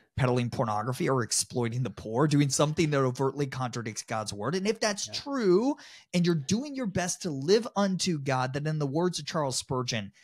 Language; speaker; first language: English; native; English